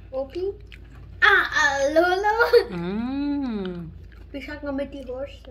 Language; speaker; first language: Dutch; non-native, learner; German